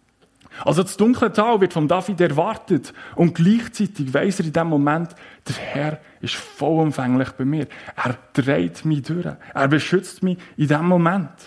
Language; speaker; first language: German; native; German